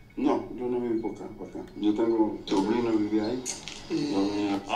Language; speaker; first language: Spanish; non-native, learner; Haitian Creole